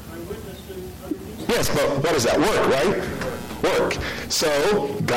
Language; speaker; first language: English; native; English